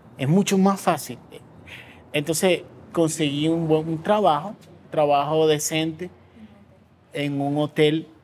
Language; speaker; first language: Spanish; native; Spanish